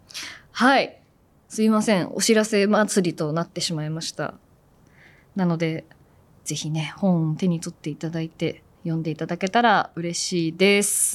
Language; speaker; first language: Japanese; native; Japanese